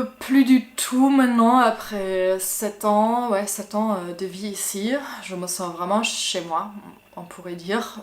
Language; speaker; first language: French; non-native, fluent; German